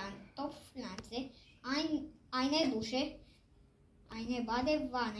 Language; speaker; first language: German; non-native, learner; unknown